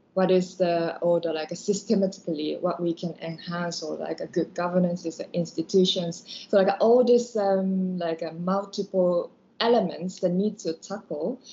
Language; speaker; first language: English; non-native, fluent; Japanese